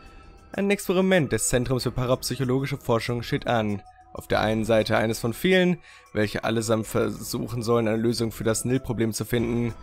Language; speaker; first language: German; native; German